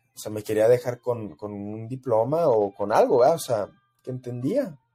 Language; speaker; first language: Spanish; early bilingual, heritage; Spanish